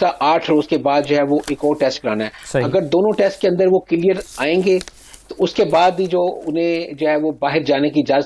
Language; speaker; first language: Urdu; native; Urdu